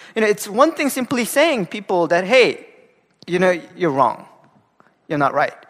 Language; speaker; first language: English; non-native, fluent; Korean